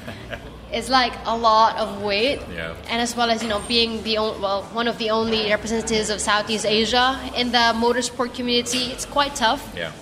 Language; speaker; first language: English; non-native, local second language; Filipino